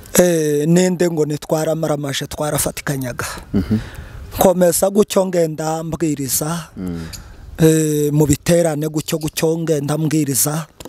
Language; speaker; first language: Kinyarwanda; native; Kinyarwanda